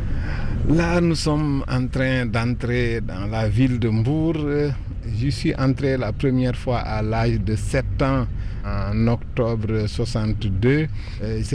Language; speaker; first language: French; native; French